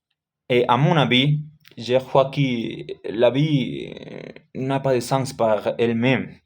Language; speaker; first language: French; non-native, learner; Spanish